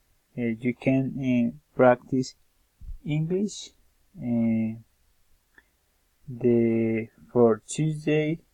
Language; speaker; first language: English; non-native, learner; Spanish